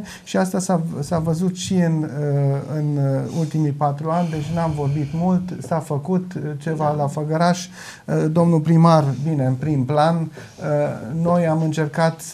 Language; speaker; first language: Romanian; non-native, local second language; German